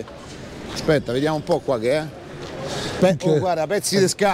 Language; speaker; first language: Italian; native; Italian